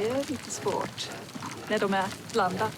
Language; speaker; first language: Swedish; non-native, learner; English